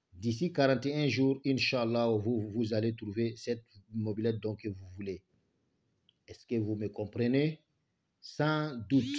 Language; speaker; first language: French; non-native, local second language; Bambara